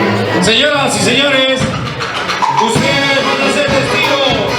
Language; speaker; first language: Spanish; native; Spanish